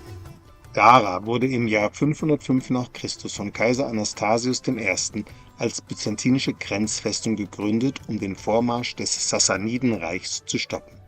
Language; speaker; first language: German; native; German